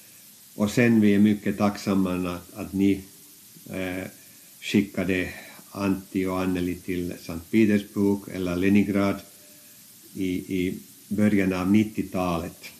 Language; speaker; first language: Swedish; non-native, fluent; Finnish